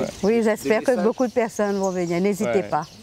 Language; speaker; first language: French; non-native, local second language; Morisyen